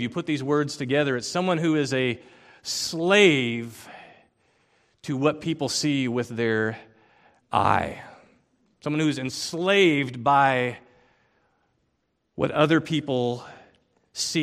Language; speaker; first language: English; native; English